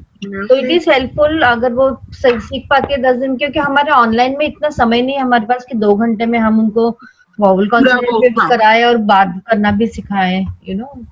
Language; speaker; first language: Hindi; non-native, fluent; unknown